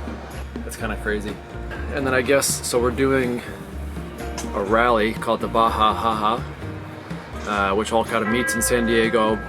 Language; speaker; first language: English; native; English